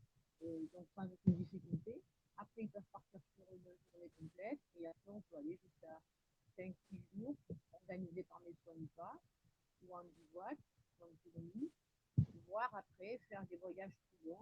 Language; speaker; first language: French; native; French